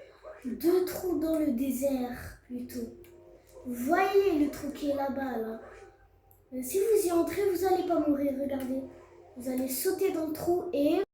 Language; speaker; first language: French; native; French